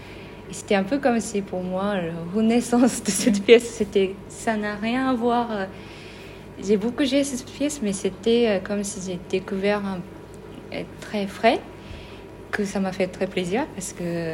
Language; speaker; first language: French; non-native, fluent; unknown